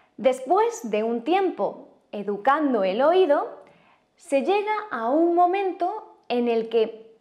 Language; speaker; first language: Spanish; native; Spanish